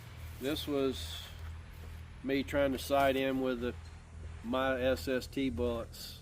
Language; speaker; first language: English; native; English